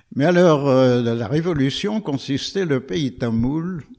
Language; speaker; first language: French; native; French